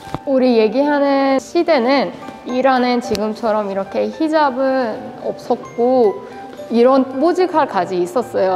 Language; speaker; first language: Korean; non-native, fluent; Persian